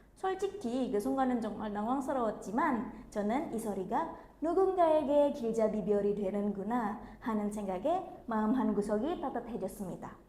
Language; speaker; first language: Korean; non-native, fluent; Indonesian